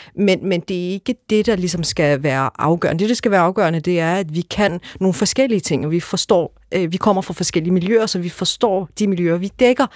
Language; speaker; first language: Danish; early bilingual, other home language; Arabic